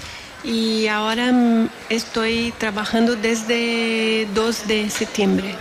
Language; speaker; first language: Spanish; non-native, fluent; Portuguese